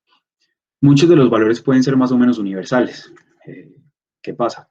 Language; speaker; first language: Spanish; native; Spanish